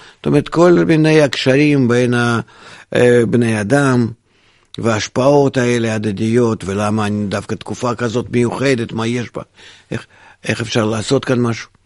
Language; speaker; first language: Hebrew; non-native, fluent; Russian